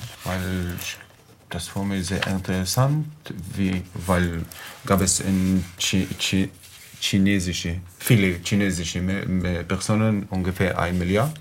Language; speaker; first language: German; non-native, learner; Arabic